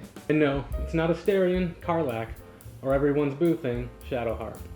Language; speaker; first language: English; native; English